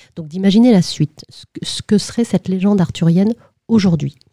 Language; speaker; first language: French; native; French